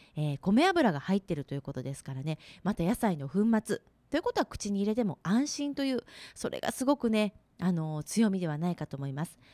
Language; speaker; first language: Japanese; native; Japanese